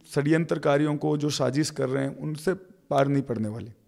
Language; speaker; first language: Hindi; native; Hindi